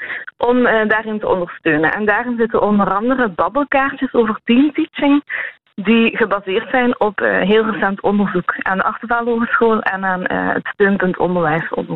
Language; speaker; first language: Dutch; native; Dutch